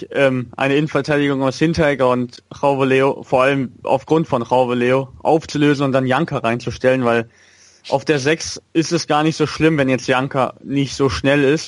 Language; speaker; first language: German; native; German